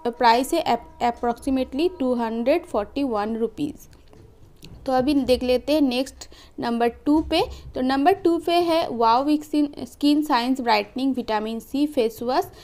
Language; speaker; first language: Hindi; non-native, local second language; Bangla